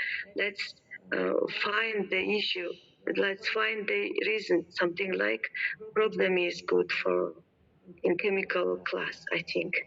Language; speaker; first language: English; non-native, learner; Mongolian